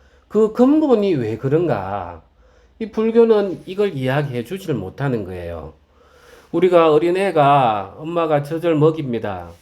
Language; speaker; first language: Korean; native; Korean